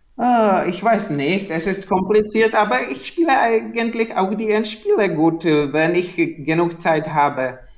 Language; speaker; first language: German; non-native, learner; Czech